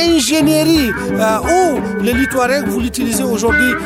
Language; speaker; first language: French; non-native, local second language; Tamasheq